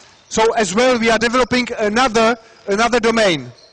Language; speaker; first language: English; non-native, fluent; Czech